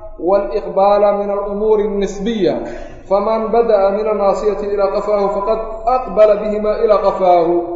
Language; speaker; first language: Arabic; non-native, local second language; Somali